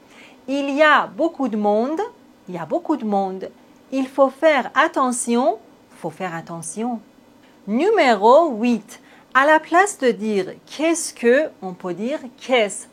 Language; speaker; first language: French; native; French